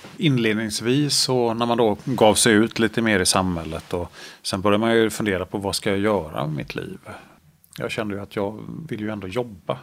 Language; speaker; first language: Swedish; native; Swedish